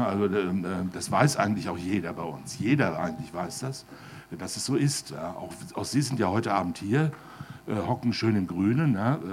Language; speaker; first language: German; native; German